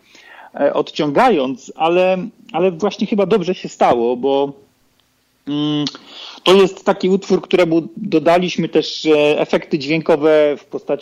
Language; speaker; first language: Polish; native; Polish